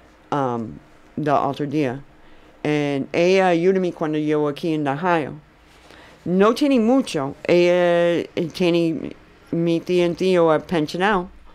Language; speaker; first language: Spanish; non-native, learner; English